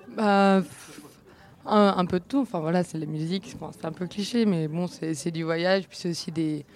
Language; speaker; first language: French; native; French